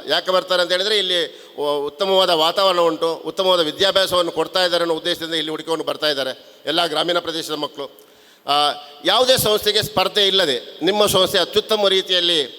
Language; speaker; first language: Kannada; native; Kannada